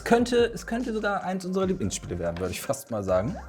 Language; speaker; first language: German; native; German